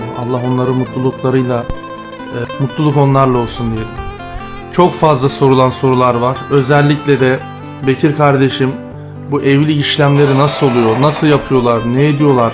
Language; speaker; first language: Turkish; native; Turkish